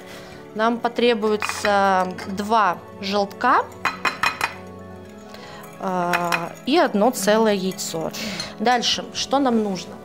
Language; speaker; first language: Russian; native; Russian